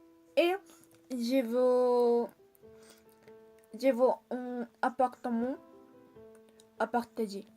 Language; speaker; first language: French; non-native, learner; Spanish